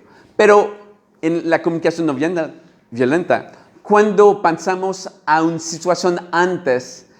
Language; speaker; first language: Spanish; non-native, learner; French